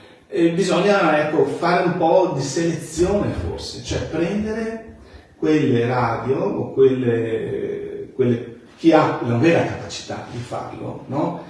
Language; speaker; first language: Italian; native; Italian